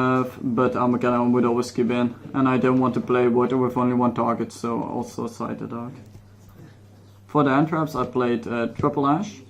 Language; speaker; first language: English; non-native, fluent; Dutch